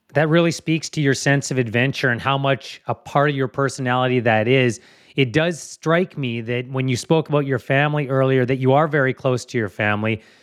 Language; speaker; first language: English; native; English